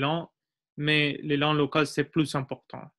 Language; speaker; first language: French; non-native, learner; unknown